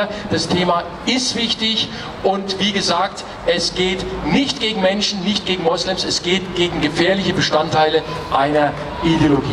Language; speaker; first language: German; native; German